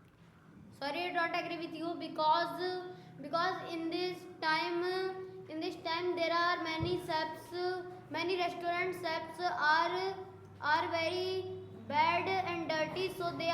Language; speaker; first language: English; non-native, learner; Hindi